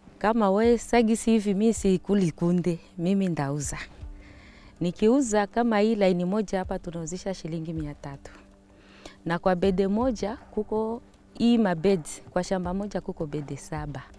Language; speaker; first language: Swahili; non-native, local second language; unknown